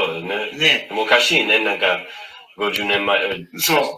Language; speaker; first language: Japanese; non-native, learner; English